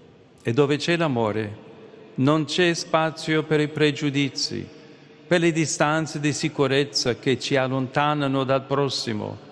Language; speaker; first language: Italian; non-native, fluent; English